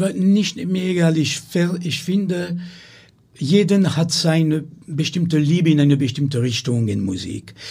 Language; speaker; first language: German; non-native, learner; French